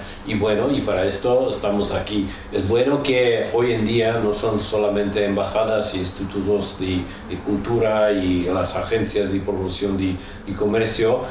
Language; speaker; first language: Spanish; non-native, fluent; Czech